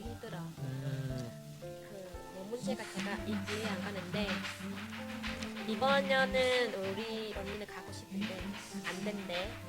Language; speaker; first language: Korean; non-native, learner; Vietnamese